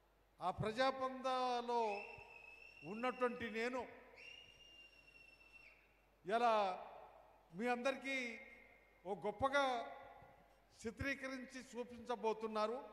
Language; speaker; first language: Telugu; native; Telugu